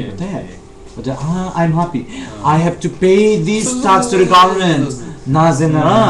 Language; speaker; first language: English; non-native, fluent; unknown